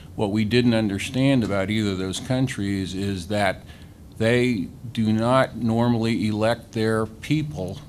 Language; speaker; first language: English; native; English